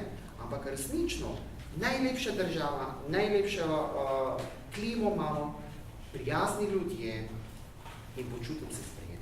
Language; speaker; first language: Slovenian; early bilingual, heritage; Arabic